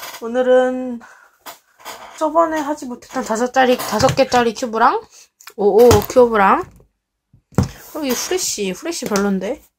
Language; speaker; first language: Korean; native; Korean